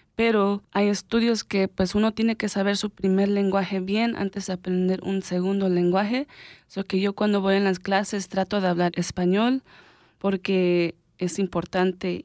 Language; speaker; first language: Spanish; early bilingual, heritage; Spanish